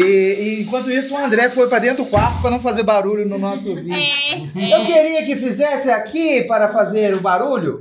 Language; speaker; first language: Portuguese; native; Portuguese